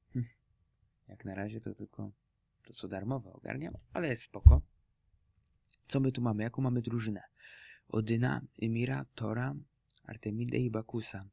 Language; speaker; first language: Polish; native; Polish